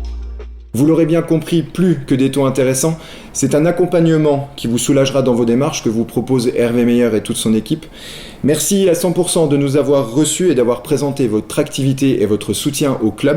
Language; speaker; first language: French; native; French